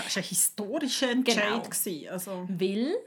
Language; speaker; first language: German; native; German